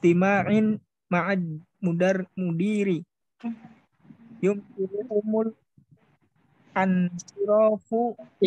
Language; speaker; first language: Arabic; non-native, learner; Indonesian